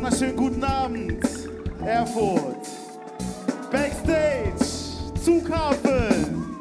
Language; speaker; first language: German; native; German